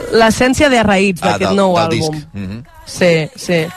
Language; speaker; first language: Catalan; non-native, local second language; Occitan